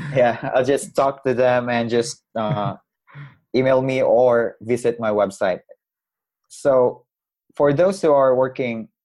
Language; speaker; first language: English; non-native, local second language; Cebuano